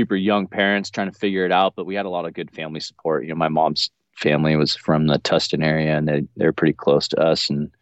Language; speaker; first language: English; native; English